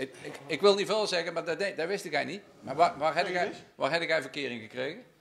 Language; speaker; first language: Dutch; native; Dutch